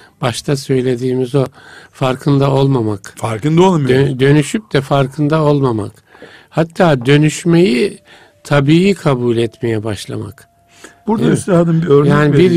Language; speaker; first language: Turkish; native; Turkish